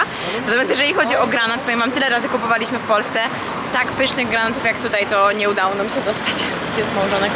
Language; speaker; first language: Polish; native; Polish